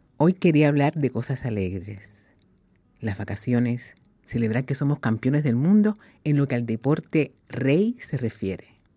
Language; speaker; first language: Spanish; native; Spanish